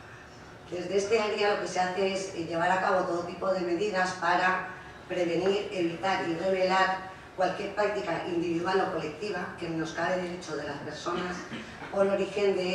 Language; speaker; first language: Spanish; native; Spanish